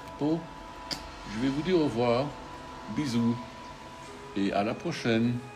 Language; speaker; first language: French; non-native, fluent; English